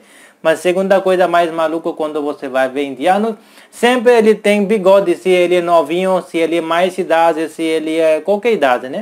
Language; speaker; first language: Portuguese; non-native, learner; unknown